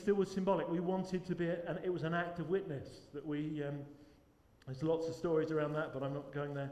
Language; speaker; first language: English; native; English